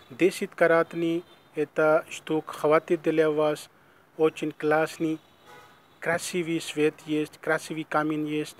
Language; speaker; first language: Russian; non-native, learner; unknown